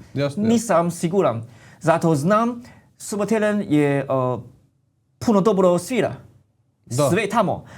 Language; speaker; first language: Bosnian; non-native, learner; Chinese